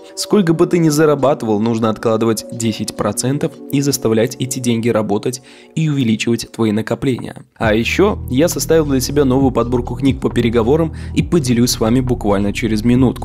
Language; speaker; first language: Russian; native; Russian